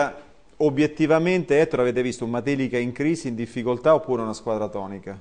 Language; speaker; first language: Italian; native; Italian